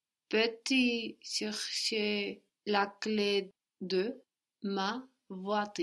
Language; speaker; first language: French; non-native, learner; English